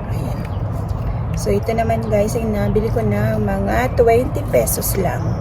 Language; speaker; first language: Filipino; native; Filipino